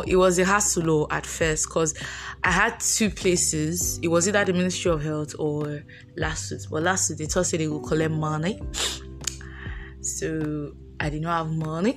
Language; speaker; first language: English; non-native, local second language; Yoruba